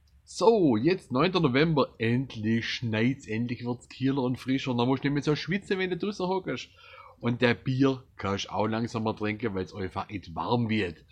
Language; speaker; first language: German; native; German